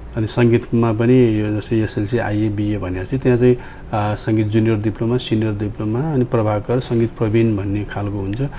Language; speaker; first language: Nepali; non-native, local second language; Newari